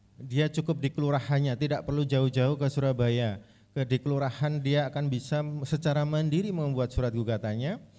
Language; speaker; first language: Indonesian; native; Indonesian